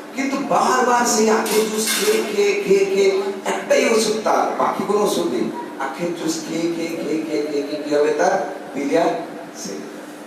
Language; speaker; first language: Bangla; non-native, local second language; Hindi